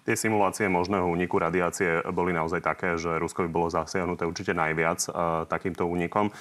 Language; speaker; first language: Slovak; native; Slovak